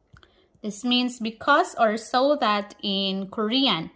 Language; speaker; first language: English; non-native, local second language; Filipino